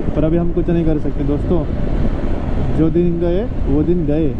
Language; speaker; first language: Hindi; non-native, local second language; Marathi